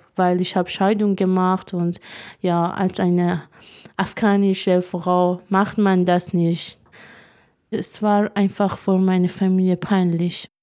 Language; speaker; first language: German; non-native, fluent; Persian